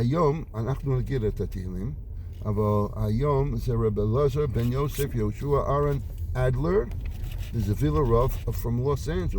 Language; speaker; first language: Hebrew; non-native, fluent; English